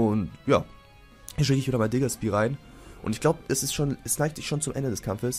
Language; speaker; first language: German; native; German